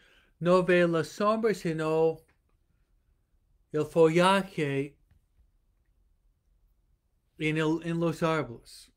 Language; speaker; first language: Spanish; non-native, fluent; English